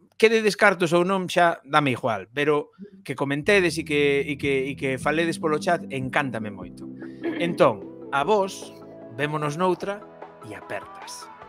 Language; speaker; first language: Galician; non-native, local second language; Spanish